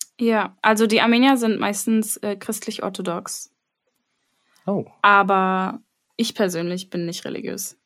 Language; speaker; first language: German; early bilingual, other home language; Armenian